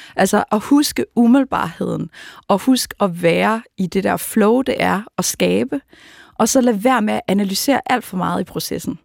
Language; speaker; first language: Danish; native; Danish